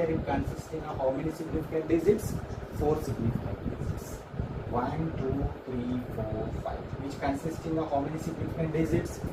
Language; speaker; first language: English; non-native, local second language; Telugu